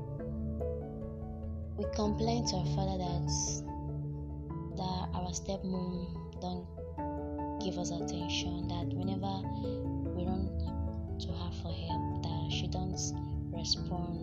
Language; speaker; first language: English; non-native, local second language; Igbo